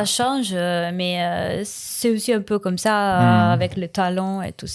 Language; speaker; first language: French; non-native, learner; Italian